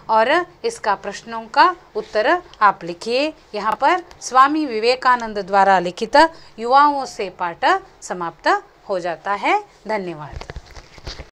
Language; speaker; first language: Hindi; non-native, local second language; Konkani